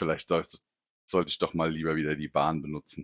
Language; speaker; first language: German; native; German